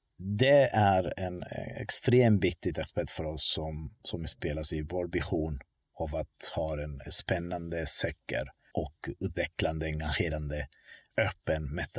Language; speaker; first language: Swedish; non-native, fluent; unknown